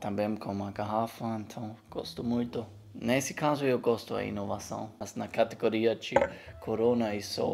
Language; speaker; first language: Portuguese; non-native, learner; German